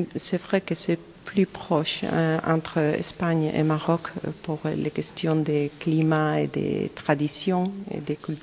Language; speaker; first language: French; non-native, fluent; Spanish